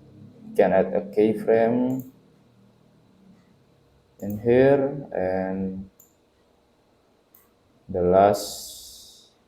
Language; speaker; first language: English; non-native, learner; Indonesian